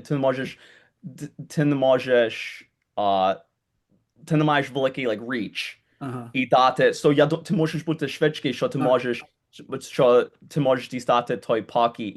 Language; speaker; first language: Ukrainian; early bilingual, heritage; Ukrainian